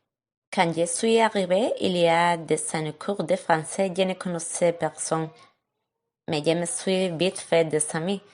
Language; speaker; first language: French; non-native, learner; Spanish